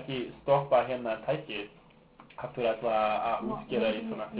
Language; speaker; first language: Icelandic; non-native, learner; English